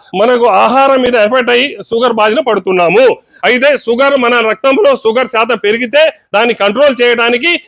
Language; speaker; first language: Telugu; native; Telugu